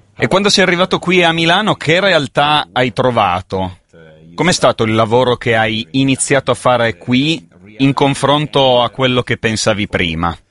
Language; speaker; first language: Italian; native; Italian